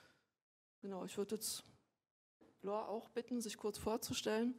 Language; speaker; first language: German; native; German